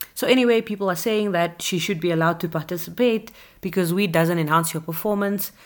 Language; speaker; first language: English; native; English